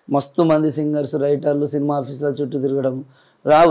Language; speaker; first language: Telugu; native; Telugu